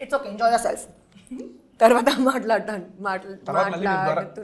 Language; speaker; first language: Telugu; non-native, local second language; Hindi